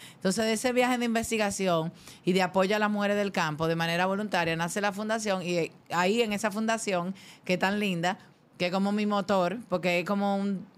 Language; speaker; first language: Spanish; native; Spanish